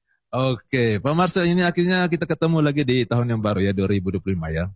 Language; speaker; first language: Indonesian; native; Indonesian